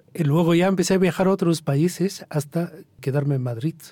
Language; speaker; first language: Spanish; non-native, fluent; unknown